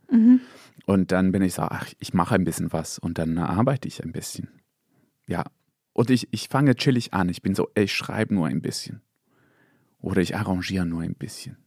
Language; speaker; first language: German; non-native, fluent; English